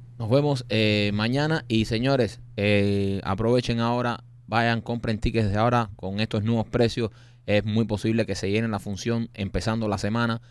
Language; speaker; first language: Spanish; native; Spanish